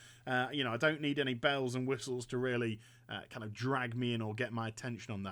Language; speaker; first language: English; native; English